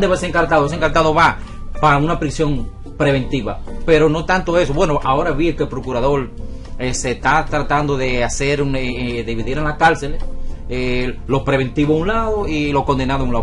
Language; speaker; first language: Spanish; native; Spanish